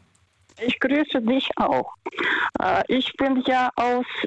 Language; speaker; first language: German; non-native, fluent; Russian